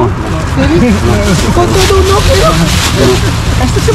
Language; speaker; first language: Spanish; non-native, learner; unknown